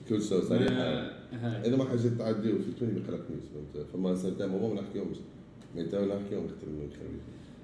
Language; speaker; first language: Arabic; native; Arabic